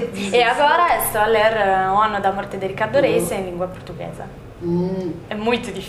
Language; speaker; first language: Portuguese; non-native, learner; Italian